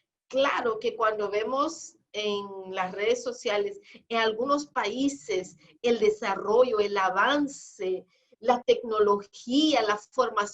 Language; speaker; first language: Spanish; non-native, fluent; Portuguese